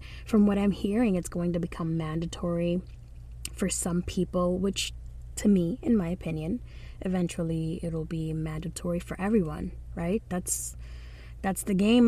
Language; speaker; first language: English; non-native, fluent; Spanish